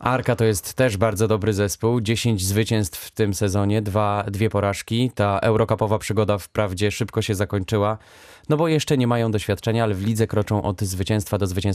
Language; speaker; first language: Polish; native; Polish